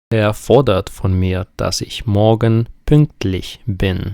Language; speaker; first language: German; non-native, fluent; Ukrainian